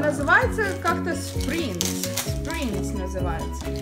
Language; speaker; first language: Russian; native; Russian